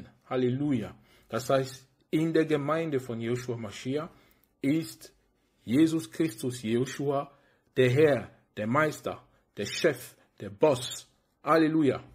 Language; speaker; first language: German; non-native, fluent; French